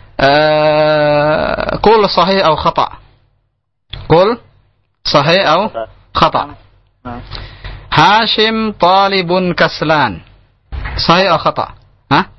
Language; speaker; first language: Arabic; non-native, fluent; Indonesian